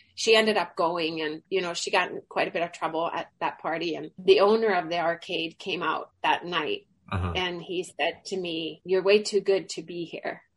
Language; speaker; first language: English; early bilingual, other home language; Swedish